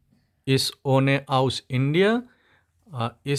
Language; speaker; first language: German; non-native, learner; Hindi